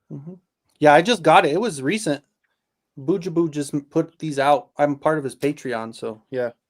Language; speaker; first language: English; native; English